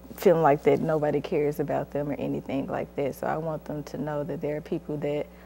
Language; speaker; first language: English; native; English